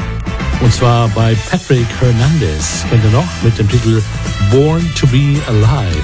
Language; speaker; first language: German; native; German